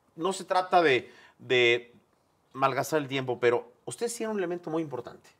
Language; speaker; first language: Spanish; native; Spanish